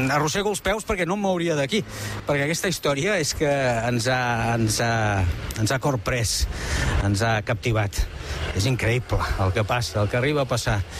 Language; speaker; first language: Catalan; native; Catalan